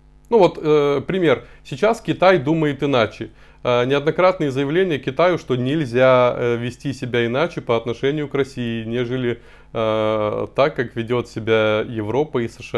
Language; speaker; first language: Russian; native; Russian